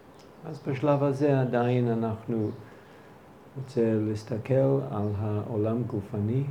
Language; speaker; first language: Hebrew; non-native, fluent; English